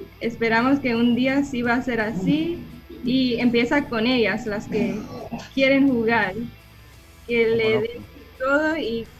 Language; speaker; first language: Spanish; early bilingual, heritage; English